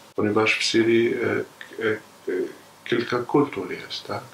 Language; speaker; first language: Polish; non-native, fluent; Arabic